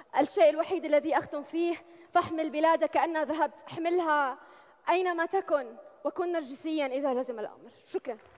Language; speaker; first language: Arabic; native; Arabic